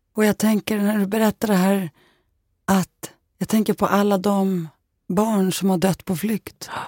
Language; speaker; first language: Swedish; early bilingual, other home language; Greek